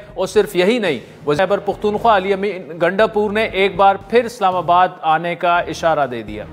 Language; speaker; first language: Urdu; native; Urdu